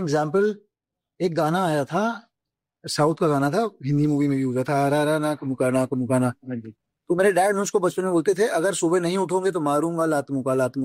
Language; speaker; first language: Hindi; native; Hindi